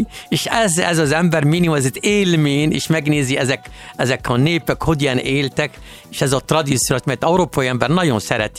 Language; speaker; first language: Hungarian; non-native, learner; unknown